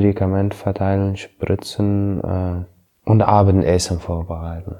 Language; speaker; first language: German; non-native, learner; Arabic